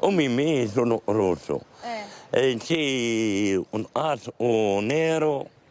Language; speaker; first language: Italian; non-native, learner; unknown